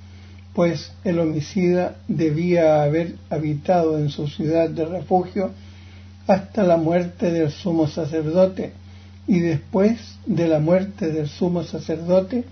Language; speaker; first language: Spanish; native; Spanish